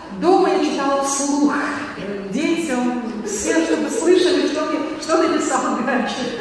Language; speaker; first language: Russian; non-native, local second language; Karachay-Balkar